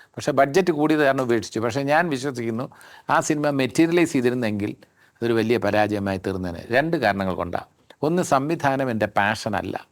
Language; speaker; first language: Malayalam; native; Malayalam